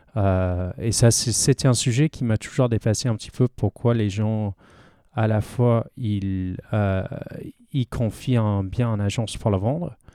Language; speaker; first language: French; non-native, fluent; English